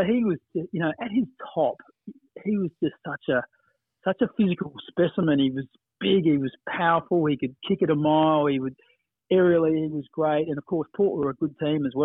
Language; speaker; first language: English; native; English